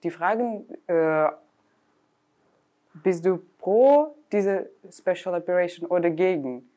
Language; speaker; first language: German; non-native, learner; Russian